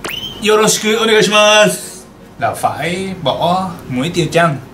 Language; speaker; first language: Vietnamese; non-native, learner; Japanese